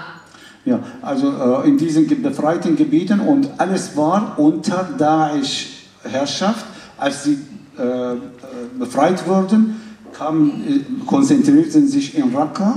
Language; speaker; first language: German; non-native, fluent; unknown